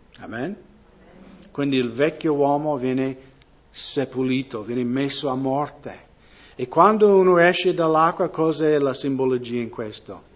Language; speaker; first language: Italian; non-native, fluent; English